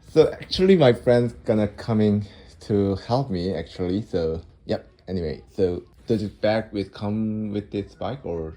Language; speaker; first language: English; non-native, learner; Korean